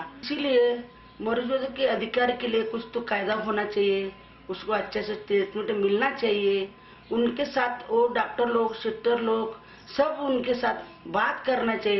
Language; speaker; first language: Hindi; non-native, local second language; Marathi